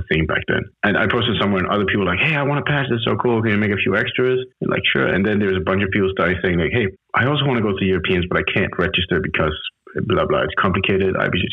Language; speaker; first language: English; non-native, fluent; Danish